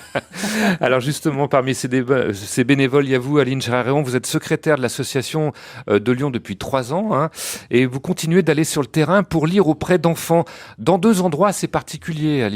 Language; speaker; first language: French; native; French